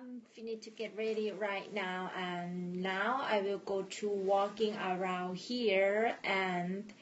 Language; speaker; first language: English; non-native, learner; Thai